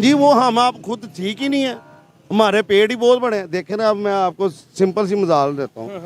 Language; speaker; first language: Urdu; non-native, local second language; Punjabi